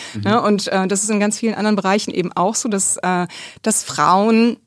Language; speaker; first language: German; native; German